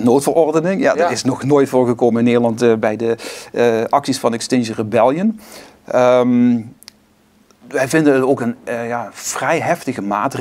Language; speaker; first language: Dutch; native; Dutch